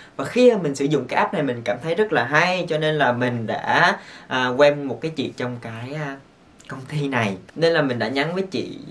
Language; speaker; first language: Vietnamese; native; Vietnamese